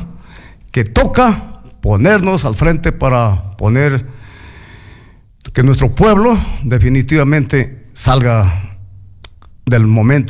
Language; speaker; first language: Spanish; native; Spanish